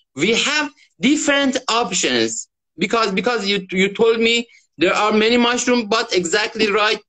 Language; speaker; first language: English; non-native, learner; Persian